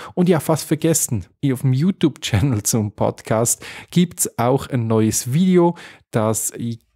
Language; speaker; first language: German; native; German